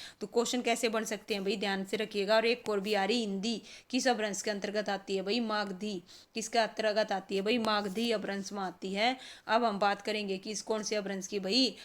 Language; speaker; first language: Hindi; native; Hindi